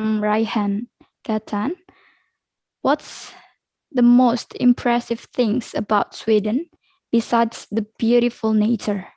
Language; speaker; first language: English; non-native, learner; Indonesian